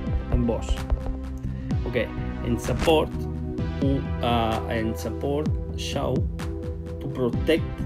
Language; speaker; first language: English; non-native, learner; Spanish